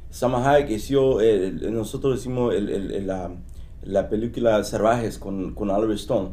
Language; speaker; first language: Spanish; early bilingual, heritage; Spanish